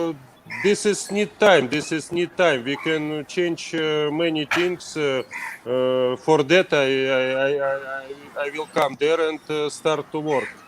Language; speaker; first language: English; non-native, learner; Russian